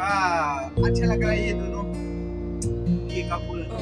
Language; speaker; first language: Hindi; non-native, local second language; Khasi